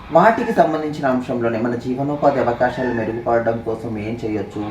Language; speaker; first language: Telugu; native; Telugu